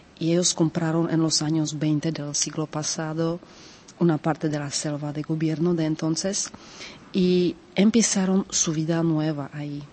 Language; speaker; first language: Spanish; non-native, fluent; Czech